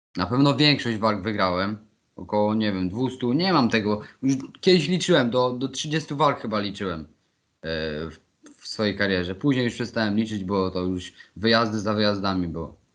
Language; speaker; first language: Polish; native; Polish